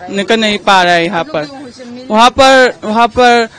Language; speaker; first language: Hindi; non-native, local second language; Manipuri